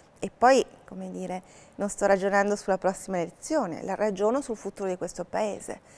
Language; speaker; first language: Italian; native; Italian